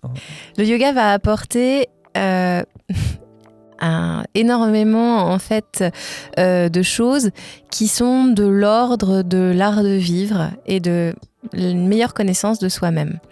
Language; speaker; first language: French; native; French